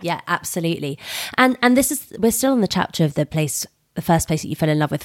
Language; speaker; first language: English; native; English